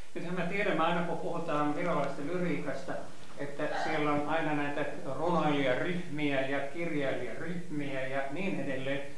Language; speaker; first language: Finnish; native; Finnish